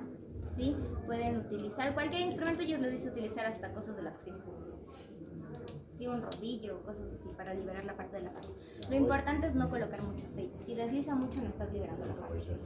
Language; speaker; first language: Spanish; native; Spanish